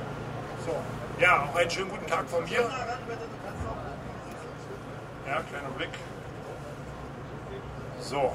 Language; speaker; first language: German; native; German